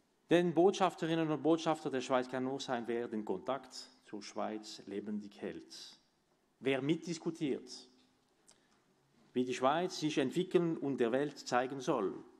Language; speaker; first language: German; non-native, local second language; French